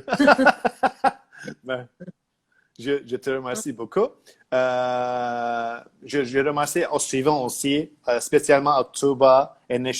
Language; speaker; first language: French; non-native, learner; Turkish